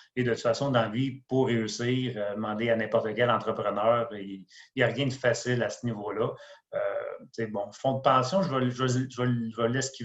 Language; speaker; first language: French; native; French